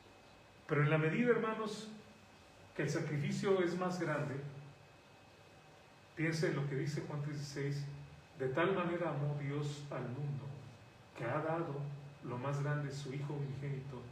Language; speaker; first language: Spanish; native; Spanish